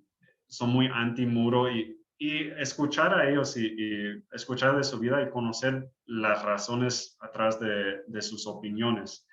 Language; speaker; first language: Spanish; early bilingual, heritage; English